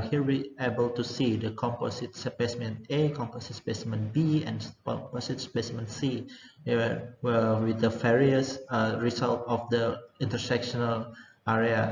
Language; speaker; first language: English; non-native, learner; Indonesian